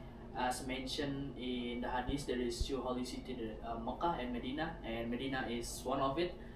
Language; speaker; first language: English; non-native, learner; Indonesian